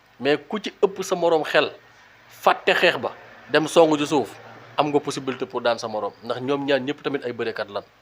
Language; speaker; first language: Wolof; native; Wolof